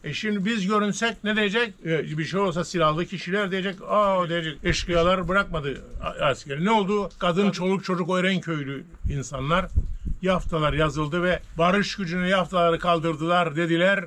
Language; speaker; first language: Turkish; native; Turkish